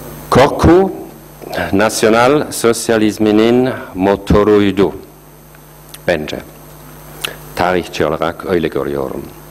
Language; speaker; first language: Turkish; non-native, fluent; German